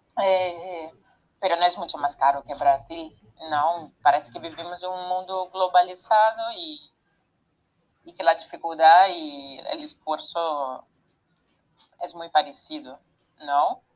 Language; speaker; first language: Spanish; non-native, fluent; Portuguese